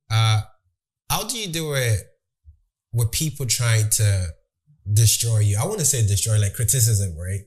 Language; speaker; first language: English; non-native, local second language; Yoruba